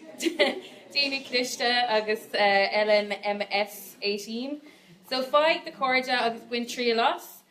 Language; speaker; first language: Irish; non-native, local second language; English